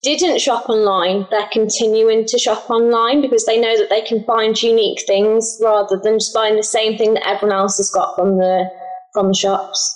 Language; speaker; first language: English; native; English